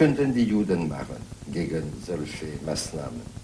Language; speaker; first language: German; non-native, fluent; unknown